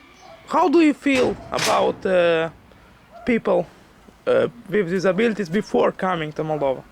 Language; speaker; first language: English; non-native, fluent; Romanian